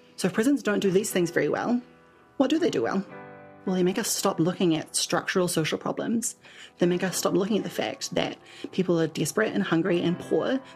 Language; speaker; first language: English; native; English